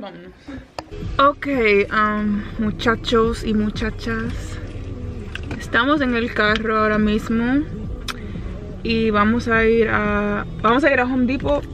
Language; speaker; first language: Spanish; early bilingual, heritage; Spanish